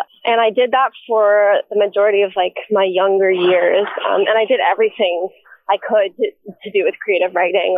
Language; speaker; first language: English; native; English